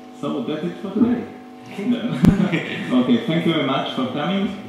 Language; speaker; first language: English; non-native, fluent; Slovak